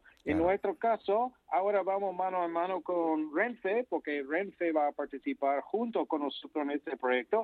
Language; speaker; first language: Spanish; non-native, fluent; English